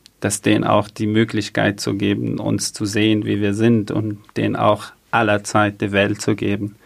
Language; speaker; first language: German; non-native, fluent; Arabic